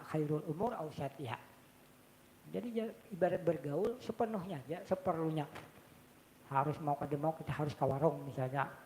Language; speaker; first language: Indonesian; non-native, local second language; Banjar